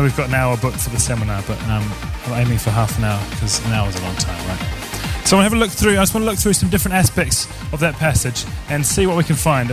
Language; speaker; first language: English; native; English